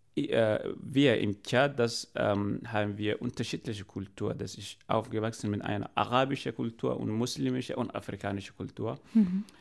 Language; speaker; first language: German; non-native, learner; Arabic